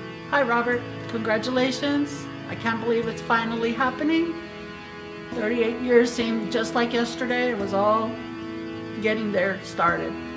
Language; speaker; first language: English; native; English